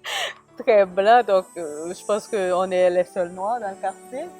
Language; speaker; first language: French; native; French